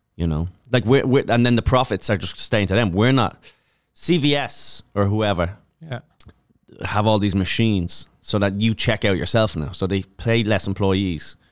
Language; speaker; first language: English; native; English